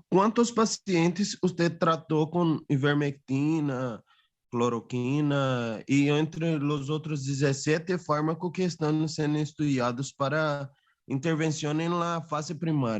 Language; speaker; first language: Spanish; non-native, fluent; Portuguese